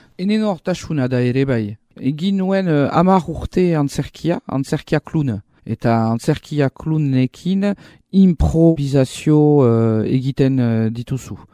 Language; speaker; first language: Basque; non-native, local second language; French